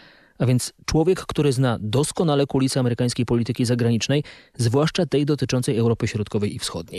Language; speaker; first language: Polish; native; Polish